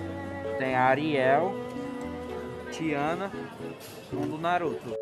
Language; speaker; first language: Portuguese; native; Portuguese